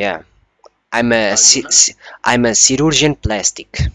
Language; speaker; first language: English; non-native, learner; Portuguese